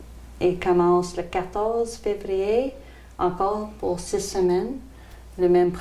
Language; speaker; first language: French; non-native, local second language; English